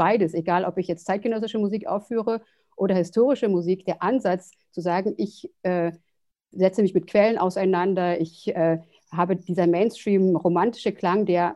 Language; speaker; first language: German; native; German